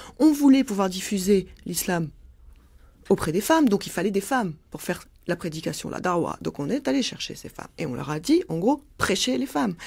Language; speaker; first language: French; native; French